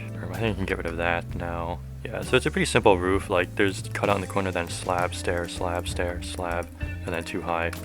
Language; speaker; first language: English; native; English